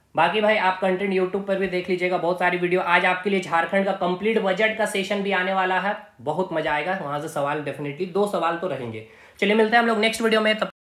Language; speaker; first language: Hindi; native; Hindi